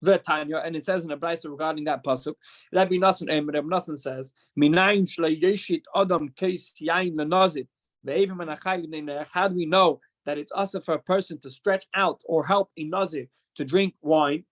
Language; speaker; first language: English; non-native, fluent; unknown